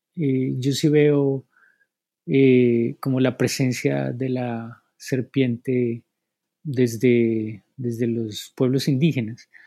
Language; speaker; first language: Spanish; native; Spanish